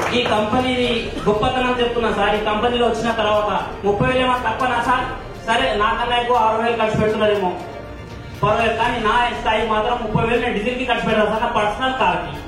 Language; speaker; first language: Telugu; non-native, local second language; Urdu